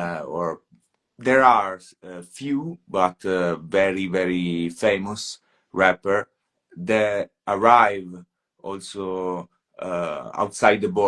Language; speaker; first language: English; non-native, fluent; Italian